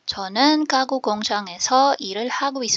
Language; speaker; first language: Korean; non-native, fluent; Filipino